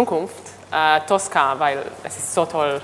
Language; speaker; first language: German; non-native, learner; Hebrew